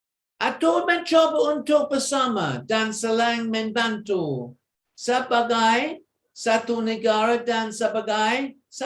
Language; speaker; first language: Indonesian; non-native, fluent; English